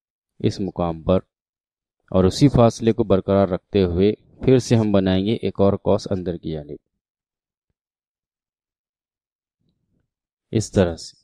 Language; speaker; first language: Urdu; native; Urdu